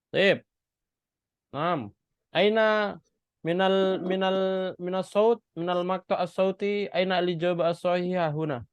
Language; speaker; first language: Arabic; non-native, fluent; Indonesian